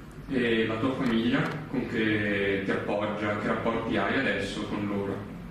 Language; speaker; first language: Italian; native; Italian